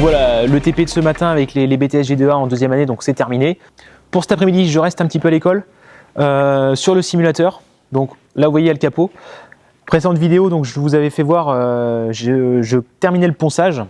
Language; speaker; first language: French; native; French